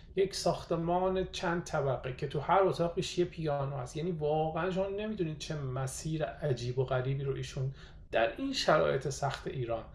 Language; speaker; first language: Persian; native; Persian